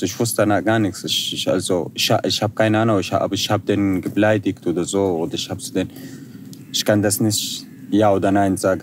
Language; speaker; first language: German; non-native, fluent; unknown